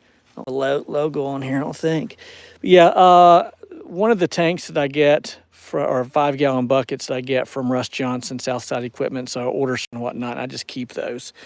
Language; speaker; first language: English; native; English